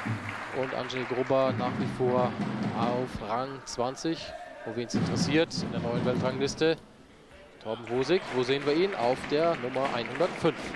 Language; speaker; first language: German; native; German